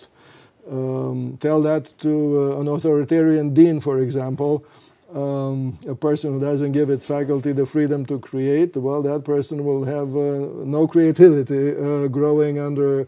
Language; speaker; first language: English; non-native, fluent; Romanian